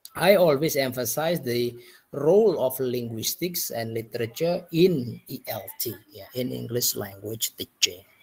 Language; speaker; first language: English; non-native, fluent; Indonesian